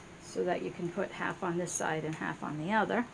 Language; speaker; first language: English; native; English